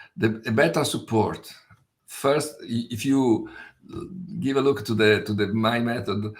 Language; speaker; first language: English; non-native, fluent; Italian